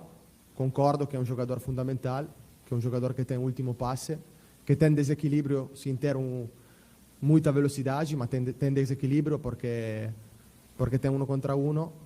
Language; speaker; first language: Portuguese; non-native, fluent; Italian